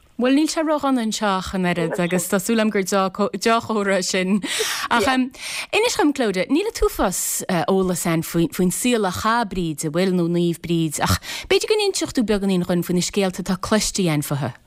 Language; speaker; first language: Irish; native; Irish